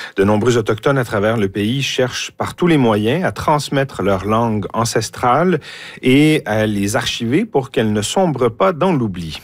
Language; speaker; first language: French; native; French